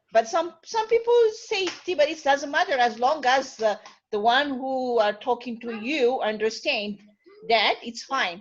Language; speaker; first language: English; non-native, fluent; Malagasy